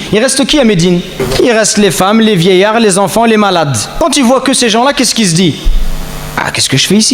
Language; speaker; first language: French; native; French